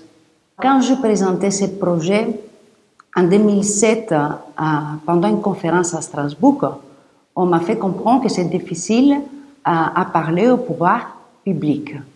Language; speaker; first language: French; non-native, fluent; Greek